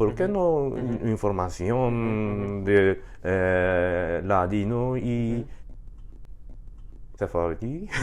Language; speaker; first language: Spanish; non-native, learner; Japanese